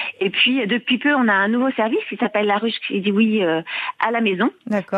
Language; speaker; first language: French; native; French